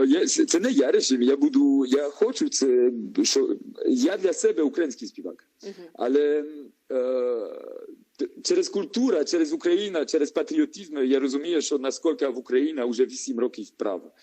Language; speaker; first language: Ukrainian; non-native, learner; French